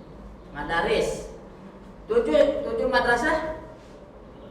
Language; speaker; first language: Arabic; non-native, fluent; Indonesian